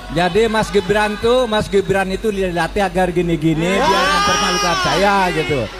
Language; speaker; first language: Indonesian; non-native, local second language; Madurese